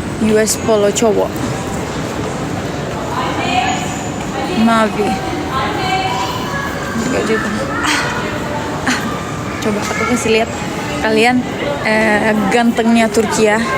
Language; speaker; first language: Indonesian; non-native, learner; Turkish